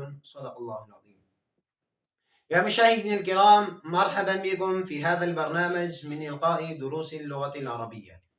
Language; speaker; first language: Arabic; non-native, fluent; Urdu